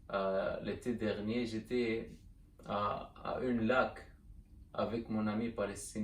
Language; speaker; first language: French; non-native, learner; German